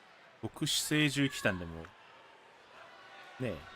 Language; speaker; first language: Japanese; native; Japanese